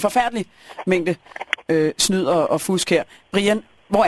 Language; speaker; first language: Danish; native; Danish